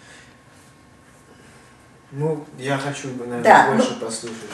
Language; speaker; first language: Russian; early bilingual, heritage; Russian